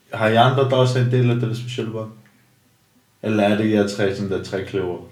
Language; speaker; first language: Danish; early bilingual, other home language; Armenian